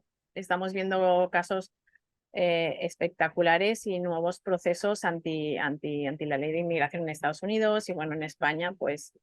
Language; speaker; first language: Spanish; native; Spanish